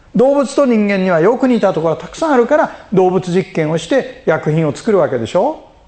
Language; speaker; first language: Japanese; native; Japanese